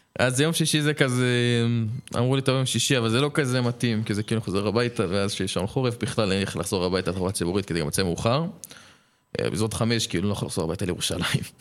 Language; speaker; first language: Hebrew; native; Hebrew